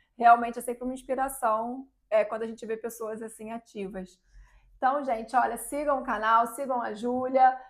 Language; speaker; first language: Portuguese; native; Portuguese